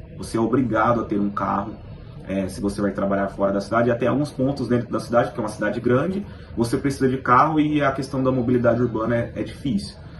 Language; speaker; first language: Portuguese; native; Portuguese